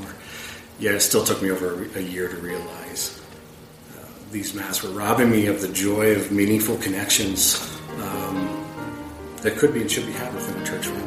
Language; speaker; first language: English; native; English